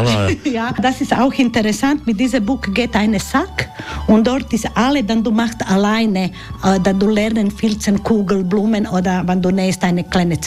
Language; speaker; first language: German; non-native, learner; Croatian